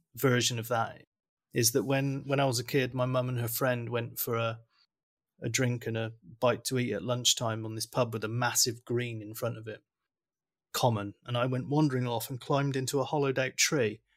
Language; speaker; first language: English; early bilingual, other home language; German